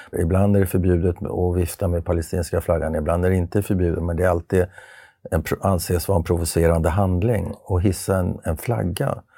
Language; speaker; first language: Swedish; native; Swedish